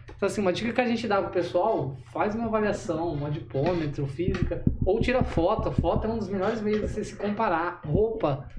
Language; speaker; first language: Portuguese; native; Portuguese